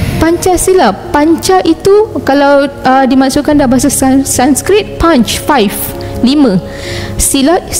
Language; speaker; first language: Malay; non-native, local second language; Tamil